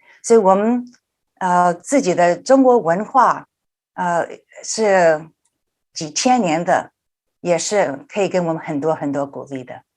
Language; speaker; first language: Chinese; early bilingual, heritage; Chinese